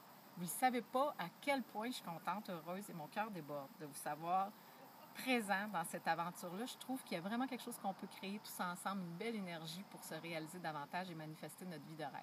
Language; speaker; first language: French; native; French